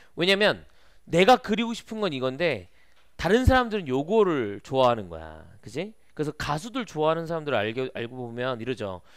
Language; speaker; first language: Korean; native; Korean